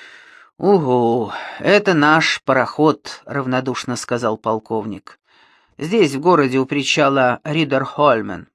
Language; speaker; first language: Russian; native; Russian